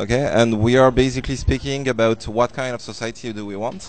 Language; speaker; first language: English; non-native, fluent; French